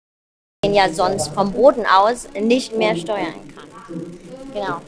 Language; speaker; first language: German; native; German